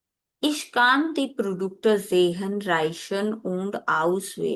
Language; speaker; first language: German; non-native, fluent; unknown